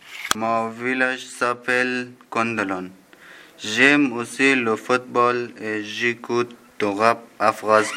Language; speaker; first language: French; non-native, learner; Persian